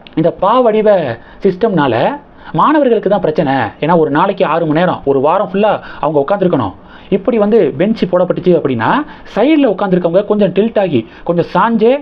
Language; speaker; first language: Tamil; native; Tamil